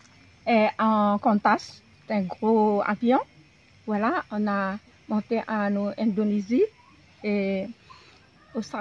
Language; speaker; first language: French; non-native, local second language; Javanese